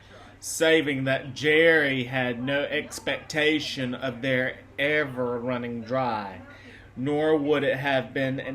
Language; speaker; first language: English; native; English